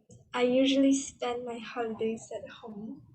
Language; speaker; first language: English; non-native, learner; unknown